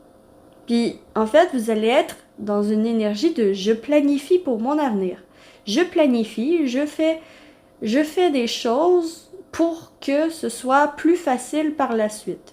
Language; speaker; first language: French; native; French